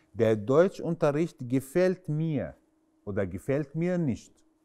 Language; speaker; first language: German; non-native, fluent; Arabic